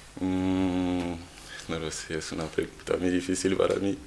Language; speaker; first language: Spanish; non-native, learner; French